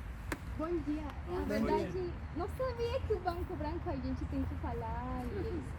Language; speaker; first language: Portuguese; non-native, fluent; Spanish